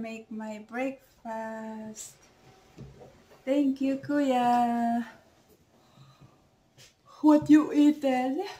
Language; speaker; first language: English; non-native, local second language; Filipino